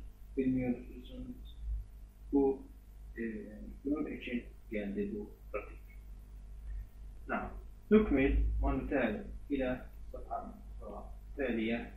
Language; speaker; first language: Turkish; non-native, fluent; Arabic